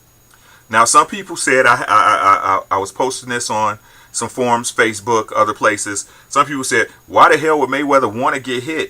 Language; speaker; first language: English; native; English